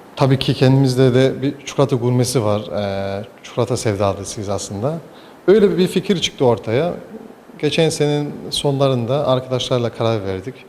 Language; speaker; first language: Turkish; early bilingual, heritage; Turkish